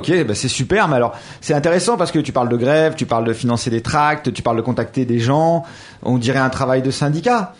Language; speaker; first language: French; native; French